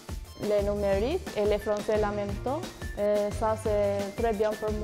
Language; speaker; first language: French; non-native, learner; Albanian